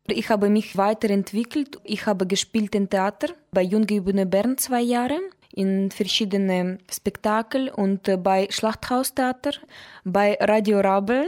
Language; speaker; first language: German; non-native, learner; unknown